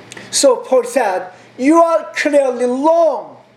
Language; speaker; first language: English; non-native, learner; Korean